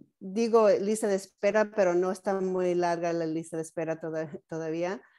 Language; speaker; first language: Spanish; non-native, fluent; English